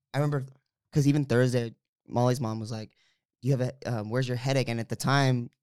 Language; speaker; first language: English; early bilingual, other home language; Filipino